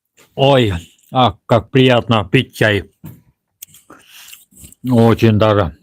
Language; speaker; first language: Russian; non-native, local second language; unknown